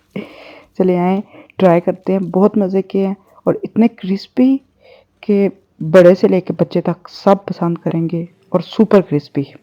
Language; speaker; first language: Urdu; non-native, local second language; Punjabi